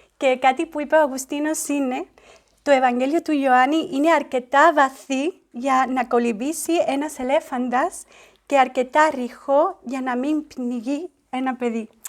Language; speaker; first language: Greek; non-native, fluent; Spanish